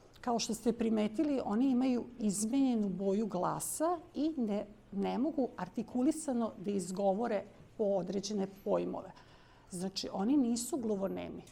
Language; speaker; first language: Bosnian; non-native, local second language; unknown